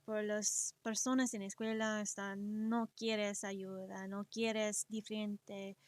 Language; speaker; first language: Spanish; early bilingual, other home language; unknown